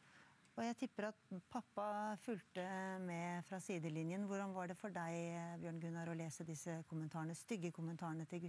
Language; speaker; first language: Norwegian; native; Norwegian